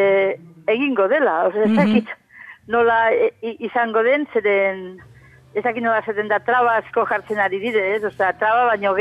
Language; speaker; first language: Basque; non-native, fluent; Catalan